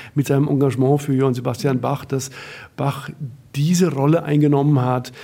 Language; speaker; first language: German; native; German